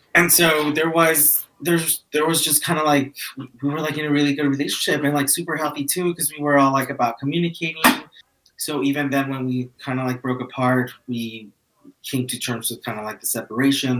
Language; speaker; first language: English; early bilingual, other home language; Spanish